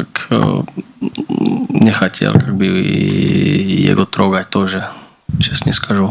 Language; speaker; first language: Russian; non-native, learner; Slovak